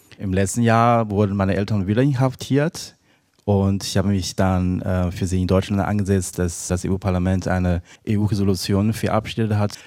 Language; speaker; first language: German; non-native, fluent; Chinese